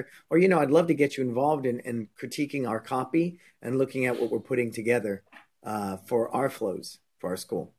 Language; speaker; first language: English; native; English